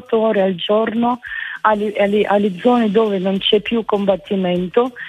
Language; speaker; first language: Italian; non-native, fluent; Ukrainian